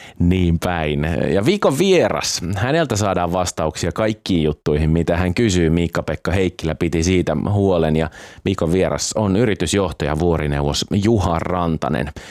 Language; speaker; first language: Finnish; native; Finnish